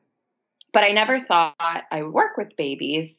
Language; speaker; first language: English; native; English